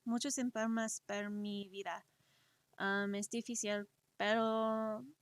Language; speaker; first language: Spanish; early bilingual, other home language; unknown